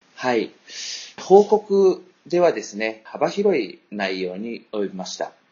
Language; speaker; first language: Japanese; native; Japanese